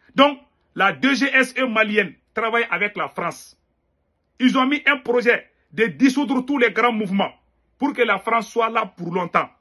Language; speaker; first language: French; non-native, local second language; Bambara